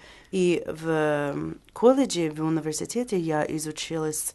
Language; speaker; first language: Russian; non-native, learner; English